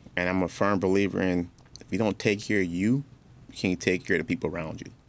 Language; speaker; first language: English; native; English